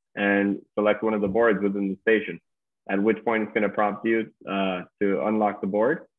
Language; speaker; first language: English; native; English